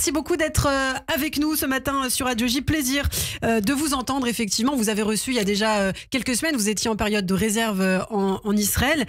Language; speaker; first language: French; native; French